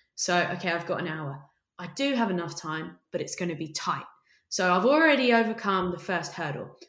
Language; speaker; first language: English; native; English